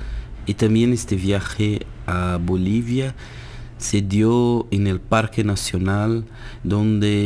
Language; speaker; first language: Spanish; non-native, fluent; Portuguese